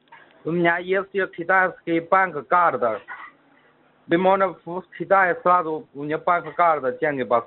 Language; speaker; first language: Russian; non-native, learner; Chinese